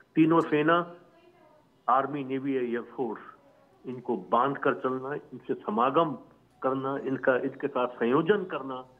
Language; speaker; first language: Hindi; native; Hindi